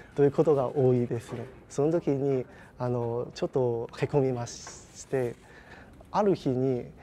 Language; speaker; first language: Japanese; non-native, fluent; Chinese